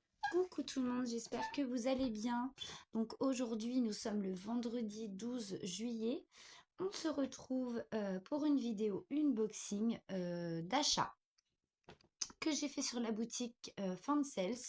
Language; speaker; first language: French; native; French